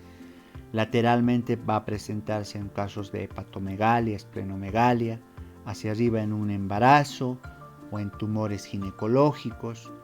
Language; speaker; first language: Spanish; native; Spanish